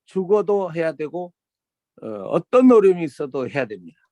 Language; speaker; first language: Korean; native; Korean